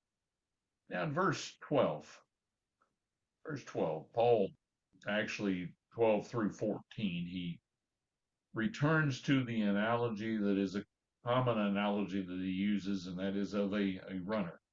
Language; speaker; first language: English; native; English